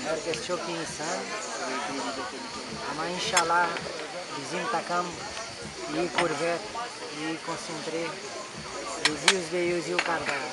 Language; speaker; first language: Turkish; non-native, learner; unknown